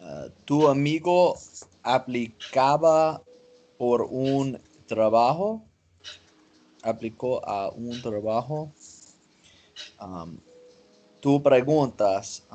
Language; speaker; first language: Spanish; non-native, learner; English